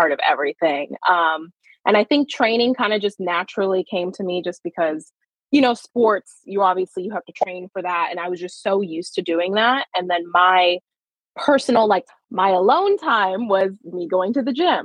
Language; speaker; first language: English; native; English